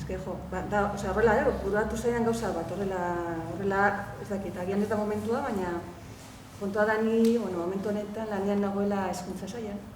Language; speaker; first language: Basque; non-native, local second language; Spanish